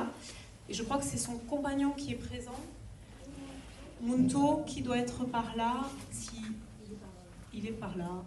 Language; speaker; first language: French; native; French